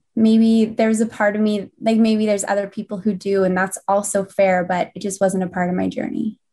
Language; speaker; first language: English; native; English